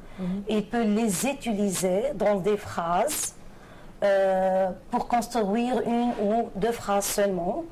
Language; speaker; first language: French; non-native, fluent; Arabic